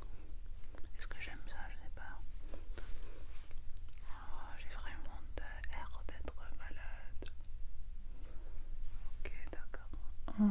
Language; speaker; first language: French; non-native, learner; English